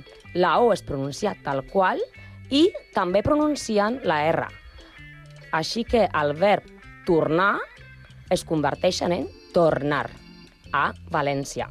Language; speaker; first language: Catalan; non-native, learner; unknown